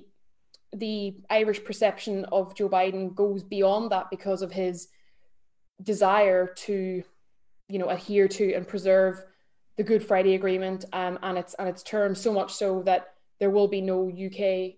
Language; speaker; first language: English; native; English